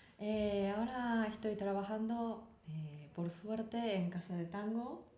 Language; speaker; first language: Spanish; non-native, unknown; Japanese